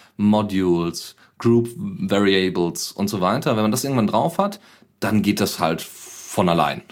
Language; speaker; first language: German; native; German